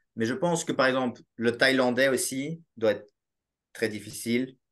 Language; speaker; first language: French; native; French